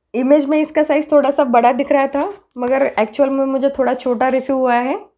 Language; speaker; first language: Hindi; non-native, local second language; Marathi